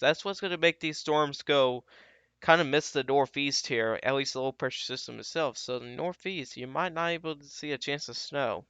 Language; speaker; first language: English; native; English